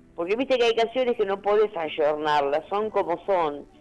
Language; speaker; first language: Spanish; native; Spanish